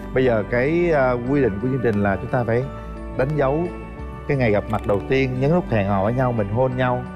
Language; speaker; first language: Vietnamese; native; Vietnamese